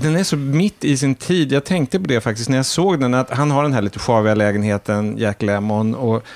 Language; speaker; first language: Swedish; native; Swedish